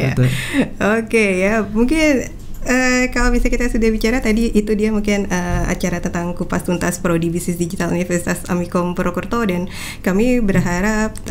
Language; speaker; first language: Indonesian; native; Indonesian